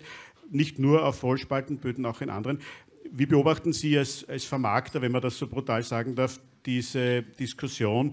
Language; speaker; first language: German; native; German